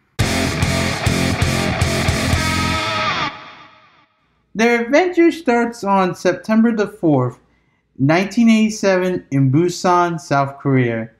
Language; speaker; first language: English; native; English